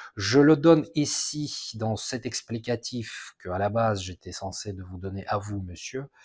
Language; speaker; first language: French; non-native, fluent; Russian